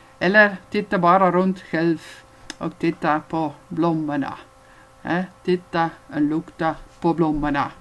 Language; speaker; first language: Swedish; non-native, fluent; Dutch